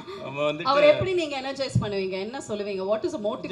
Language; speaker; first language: Tamil; native; Tamil